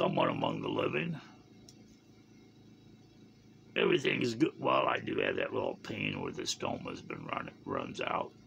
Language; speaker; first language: English; native; English